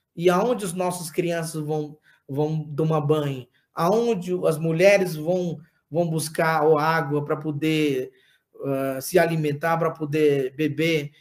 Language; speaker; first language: Portuguese; non-native, local second language; Yanomámi